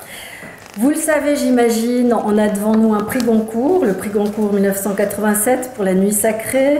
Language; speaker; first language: French; native; French